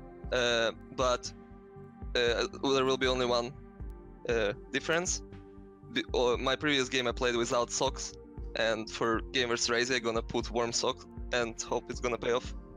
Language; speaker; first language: English; non-native, fluent; Russian